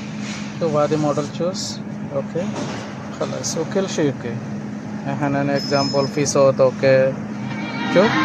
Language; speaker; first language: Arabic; non-native, learner; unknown